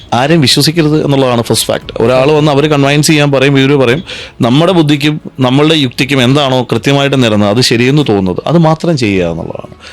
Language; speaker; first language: Malayalam; native; Malayalam